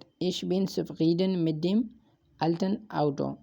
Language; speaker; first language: German; non-native, learner; Hindi